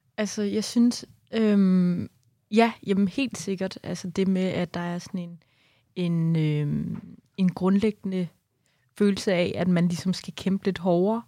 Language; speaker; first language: Danish; early bilingual, other home language; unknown